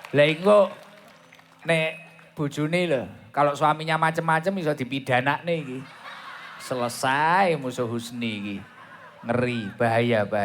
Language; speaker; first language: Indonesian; non-native, local second language; Javanese